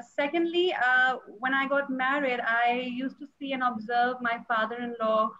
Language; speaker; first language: English; non-native, local second language; Punjabi